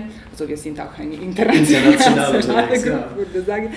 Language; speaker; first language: German; non-native, learner; Italian